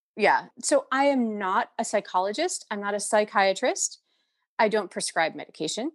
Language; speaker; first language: English; native; English